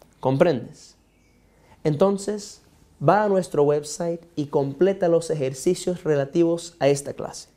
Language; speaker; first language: Spanish; non-native, fluent; Portuguese